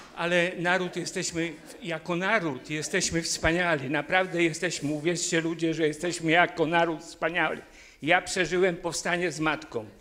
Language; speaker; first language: Polish; native; Polish